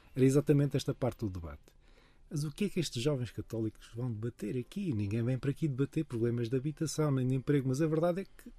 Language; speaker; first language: Portuguese; native; Portuguese